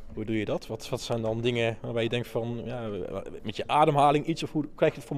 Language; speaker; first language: Dutch; native; Dutch